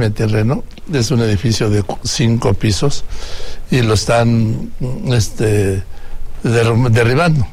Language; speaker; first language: Spanish; native; Spanish